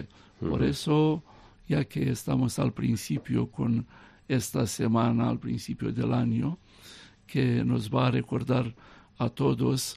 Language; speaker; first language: Spanish; non-native, fluent; Romanian